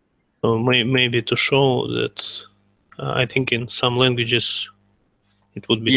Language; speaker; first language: English; non-native, learner; Russian